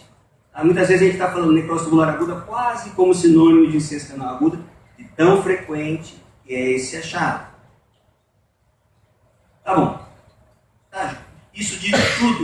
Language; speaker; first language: Portuguese; native; Portuguese